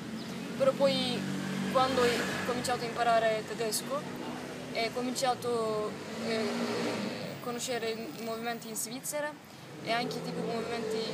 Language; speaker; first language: Italian; non-native, learner; Turkish